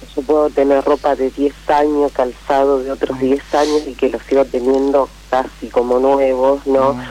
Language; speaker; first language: Spanish; native; Spanish